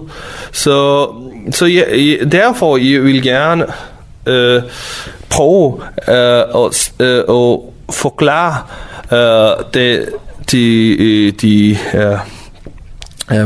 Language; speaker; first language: Danish; non-native, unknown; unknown